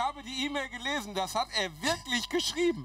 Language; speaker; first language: German; native; German